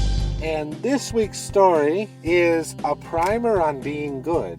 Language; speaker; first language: English; native; English